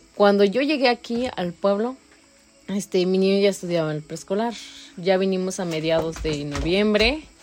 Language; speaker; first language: Spanish; non-native, local second language; Nahuatl languages